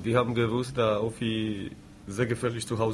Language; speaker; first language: German; non-native, fluent; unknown